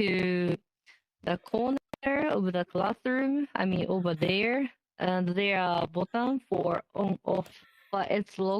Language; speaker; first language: English; non-native, learner; Japanese